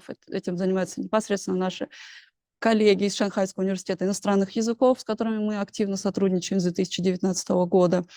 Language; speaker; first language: Russian; native; Russian